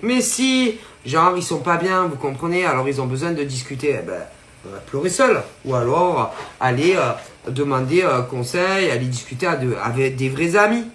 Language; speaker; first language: French; native; French